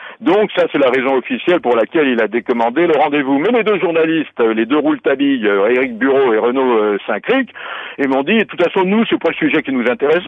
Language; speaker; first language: French; native; French